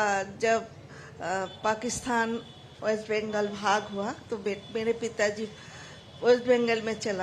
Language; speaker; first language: Hindi; non-native, local second language; Bangla